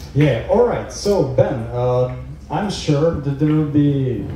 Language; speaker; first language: English; non-native, fluent; Czech